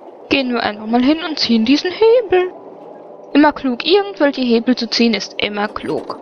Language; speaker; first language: German; native; German